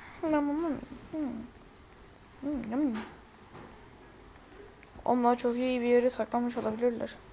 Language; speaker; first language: Turkish; native; Turkish